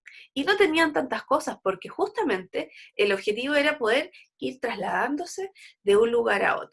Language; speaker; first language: Spanish; native; Spanish